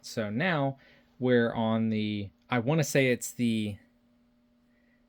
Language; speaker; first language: English; native; English